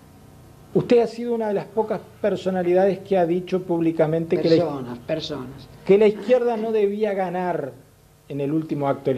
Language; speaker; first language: Spanish; native; Spanish